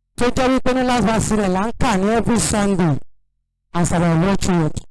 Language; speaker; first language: English; non-native, local second language; Yoruba